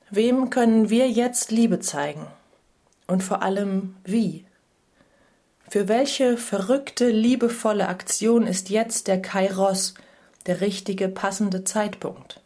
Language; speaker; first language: German; native; German